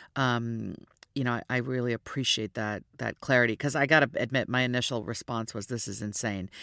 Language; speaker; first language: English; native; English